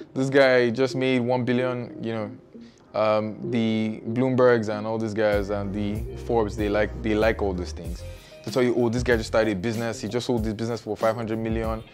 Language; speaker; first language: English; non-native, local second language; Yoruba